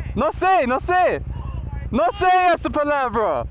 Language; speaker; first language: Portuguese; non-native, learner; English